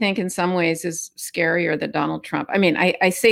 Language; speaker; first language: English; native; English